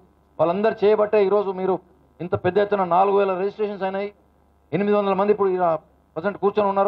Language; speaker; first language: Telugu; native; Telugu